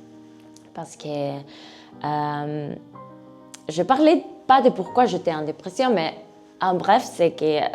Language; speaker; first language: French; non-native, learner; Spanish